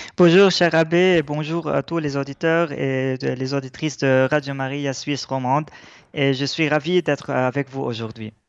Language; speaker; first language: French; non-native, local second language; Arabic